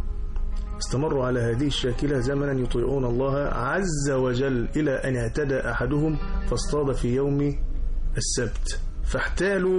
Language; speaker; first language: Arabic; native; Arabic